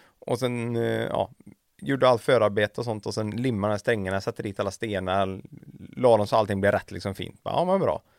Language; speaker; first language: Swedish; native; Swedish